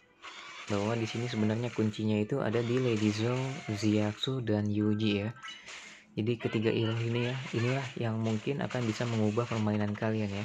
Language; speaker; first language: Indonesian; native; Indonesian